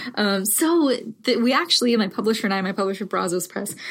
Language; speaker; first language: English; early bilingual, other home language; Spanish